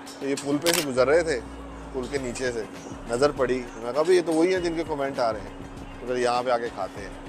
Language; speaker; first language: Urdu; non-native, local second language; Punjabi